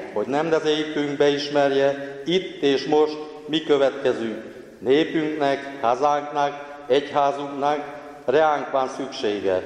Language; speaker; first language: Hungarian; native; Hungarian